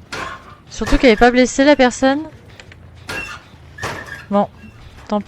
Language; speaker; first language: French; native; French